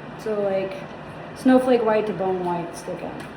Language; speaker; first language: English; native; English